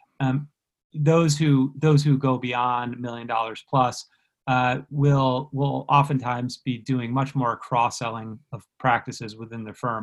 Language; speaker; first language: English; native; English